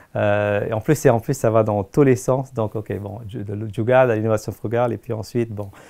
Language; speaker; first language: French; non-native, fluent; Tamil